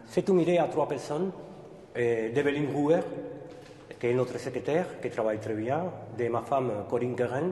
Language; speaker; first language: French; non-native, fluent; Spanish